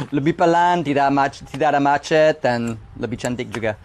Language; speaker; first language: Indonesian; non-native, learner; English